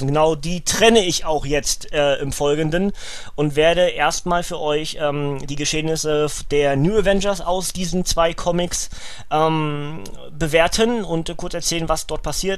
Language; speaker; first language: German; native; German